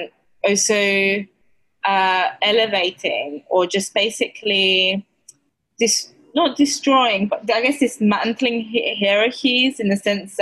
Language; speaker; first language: English; non-native, fluent; Greek